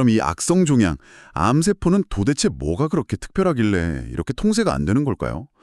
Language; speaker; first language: Korean; native; Korean